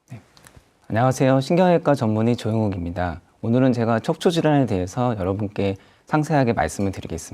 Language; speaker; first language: Korean; native; Korean